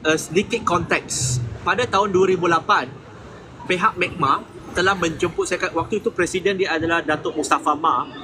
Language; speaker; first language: Malay; non-native, local second language; Chinese